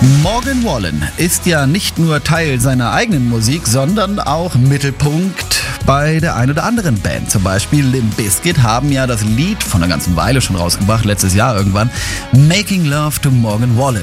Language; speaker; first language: German; native; German